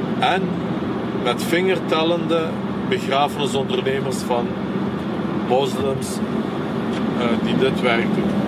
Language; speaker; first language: Dutch; early bilingual, other home language; Turkish